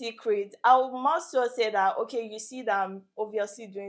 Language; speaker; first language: English; non-native, local second language; Yoruba